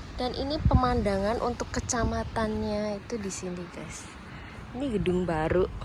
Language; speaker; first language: Indonesian; native; Indonesian